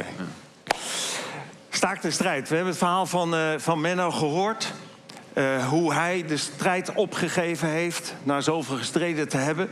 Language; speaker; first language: Dutch; native; Dutch